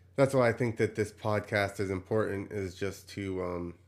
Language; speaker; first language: English; native; English